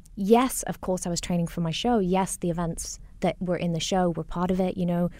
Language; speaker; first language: English; native; English